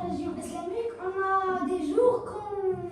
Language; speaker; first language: French; non-native, learner; Arabic